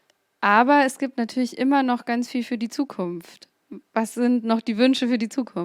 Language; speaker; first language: German; native; German